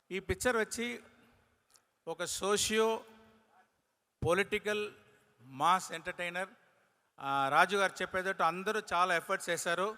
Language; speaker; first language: Telugu; non-native, learner; Tamil